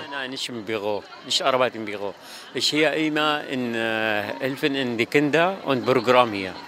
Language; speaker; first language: German; non-native, learner; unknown